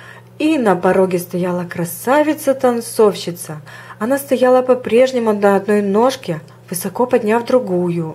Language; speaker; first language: Russian; native; Russian